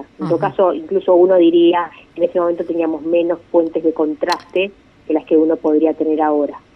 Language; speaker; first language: Spanish; native; Spanish